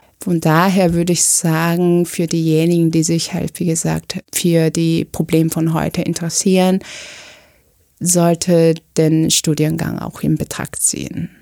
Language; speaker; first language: German; non-native, fluent; Korean